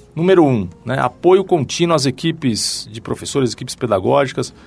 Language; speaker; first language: Portuguese; native; Portuguese